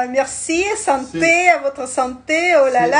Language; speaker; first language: French; non-native, learner; Russian